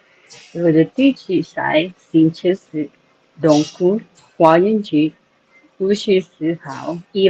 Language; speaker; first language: Chinese; non-native, learner; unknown